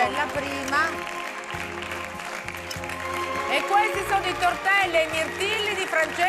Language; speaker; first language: Italian; native; Italian